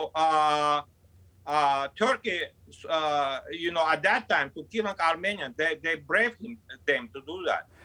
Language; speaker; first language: English; non-native, fluent; Azerbaijani